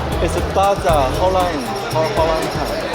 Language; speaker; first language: English; non-native, learner; Chinese